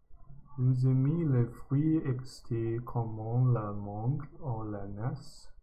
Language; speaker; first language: French; non-native, learner; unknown